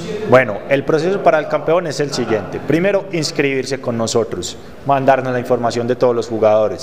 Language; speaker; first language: Spanish; native; Spanish